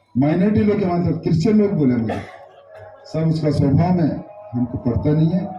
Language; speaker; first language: Hindi; non-native, local second language; Kannada